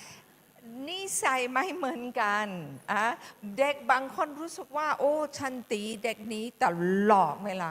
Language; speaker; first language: Thai; non-native, fluent; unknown